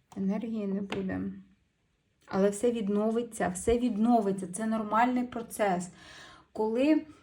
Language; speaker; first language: Ukrainian; non-native, local second language; Russian